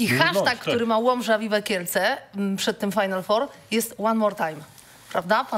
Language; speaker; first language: Polish; native; Polish